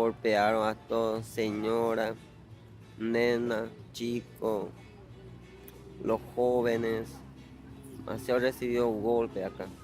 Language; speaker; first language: Spanish; non-native, local second language; Guarani